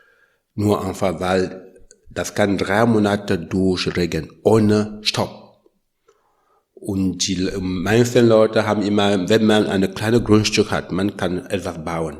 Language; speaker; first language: German; non-native, learner; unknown